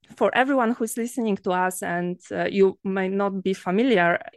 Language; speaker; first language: English; non-native, fluent; Polish